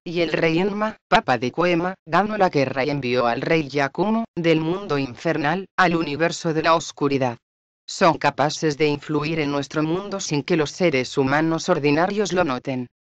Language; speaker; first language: Spanish; native; Spanish